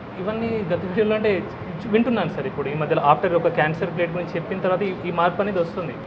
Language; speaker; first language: Telugu; non-native, local second language; Hindi